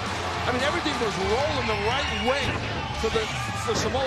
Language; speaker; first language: English; native; English